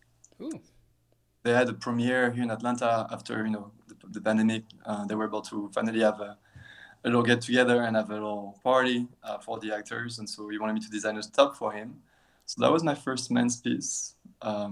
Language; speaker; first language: English; non-native, fluent; French